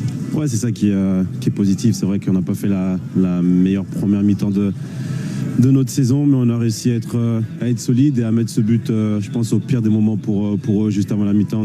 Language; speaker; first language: French; native; French